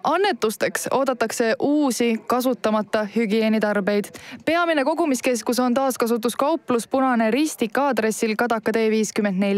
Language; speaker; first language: Estonian; native; Estonian